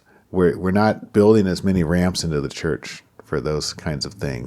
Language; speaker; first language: English; native; English